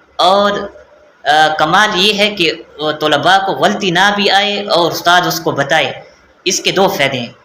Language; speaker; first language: Urdu; non-native, local second language; Baluchi